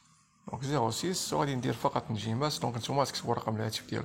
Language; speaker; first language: Arabic; native; Arabic